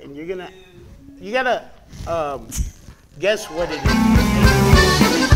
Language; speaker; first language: English; early bilingual, other home language; Spanish